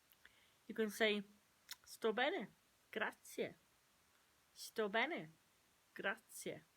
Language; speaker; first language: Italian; non-native, learner; English